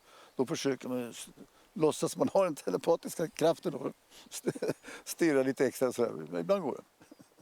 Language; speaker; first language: Swedish; native; Swedish